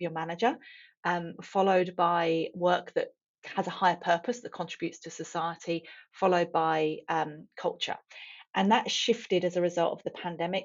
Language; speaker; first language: English; native; English